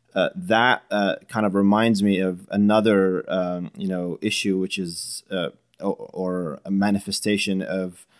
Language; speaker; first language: English; non-native, fluent; Arabic